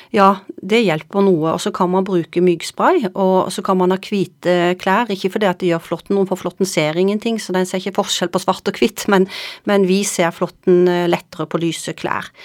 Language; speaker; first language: Norwegian; native; Norwegian